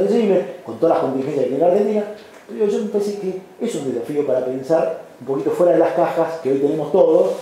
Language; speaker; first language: Spanish; native; Spanish